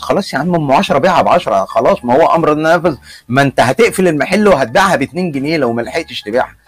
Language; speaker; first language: Arabic; native; Arabic